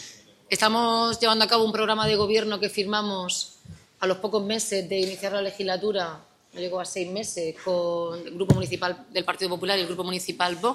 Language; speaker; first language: Spanish; native; Spanish